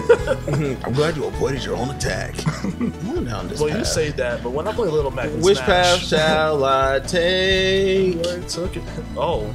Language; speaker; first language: English; native; English